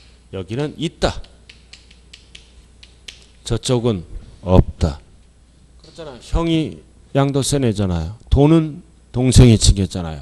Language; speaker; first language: Korean; native; Korean